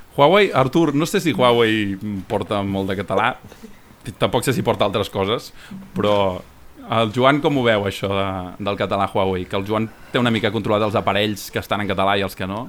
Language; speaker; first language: Catalan; native; Catalan